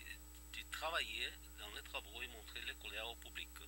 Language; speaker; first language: French; non-native, fluent; Portuguese